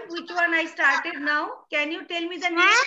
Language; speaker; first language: English; non-native, learner; Bangla